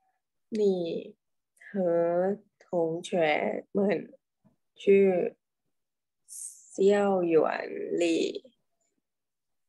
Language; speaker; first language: Chinese; non-native, learner; Thai